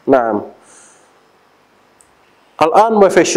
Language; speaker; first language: Arabic; non-native, learner; Indonesian